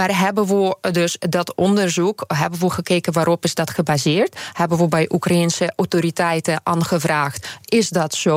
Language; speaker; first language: Dutch; non-native, fluent; Ukrainian